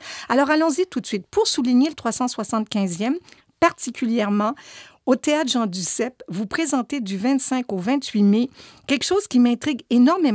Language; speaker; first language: French; native; French